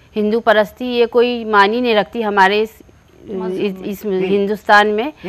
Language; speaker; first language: Hindi; native; Hindi